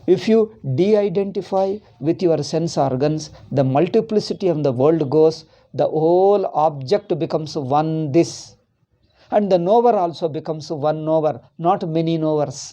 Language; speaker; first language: English; non-native, local second language; Kannada